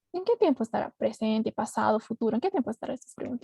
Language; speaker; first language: Spanish; native; Spanish